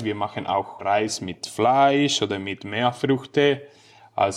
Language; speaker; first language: German; non-native, learner; Spanish